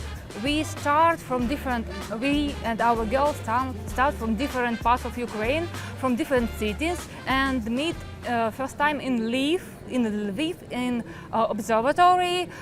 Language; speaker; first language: English; non-native, learner; Ukrainian